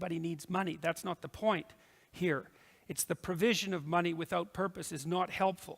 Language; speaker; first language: English; native; English